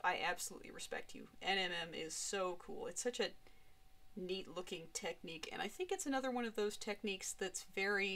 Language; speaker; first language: English; native; English